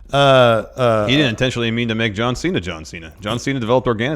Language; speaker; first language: English; native; English